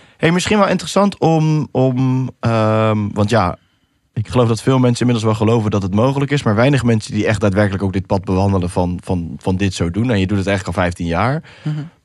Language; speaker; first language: Dutch; early bilingual, other home language; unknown